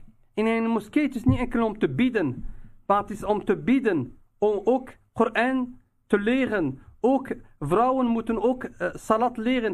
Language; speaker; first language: Dutch; non-native, local second language; Riffian